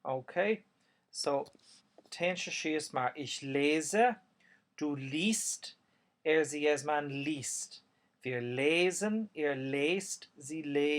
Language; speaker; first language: German; non-native, fluent; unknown